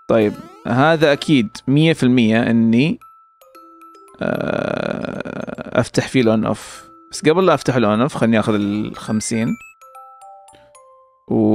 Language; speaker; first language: Arabic; native; Arabic